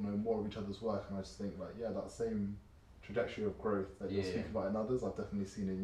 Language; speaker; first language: English; native; English